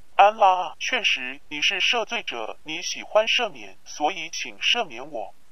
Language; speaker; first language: Chinese; non-native, local second language; Cantonese